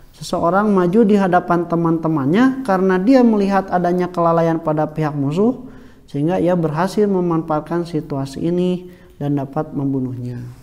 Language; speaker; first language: Indonesian; non-native, local second language; Sundanese